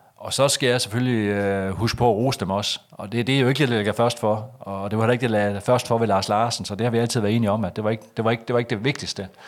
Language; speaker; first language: Danish; native; Danish